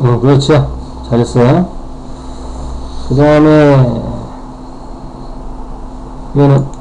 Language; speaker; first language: Korean; native; Korean